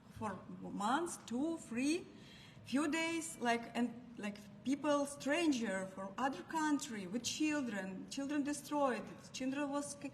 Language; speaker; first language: English; non-native, learner; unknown